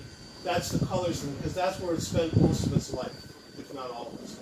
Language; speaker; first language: English; native; English